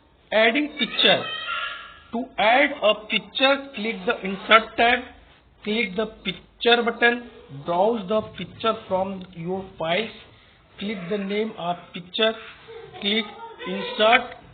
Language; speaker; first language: English; non-native, local second language; Hindi